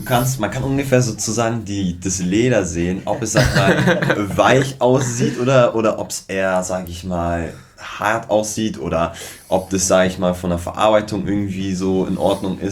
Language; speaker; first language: German; native; German